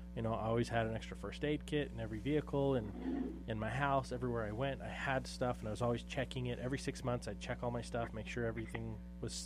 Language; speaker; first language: English; native; English